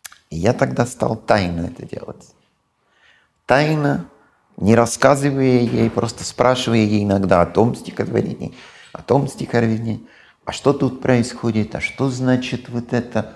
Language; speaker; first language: Russian; non-native, fluent; English